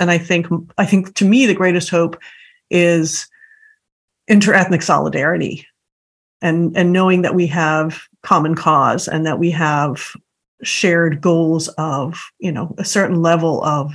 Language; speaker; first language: English; native; English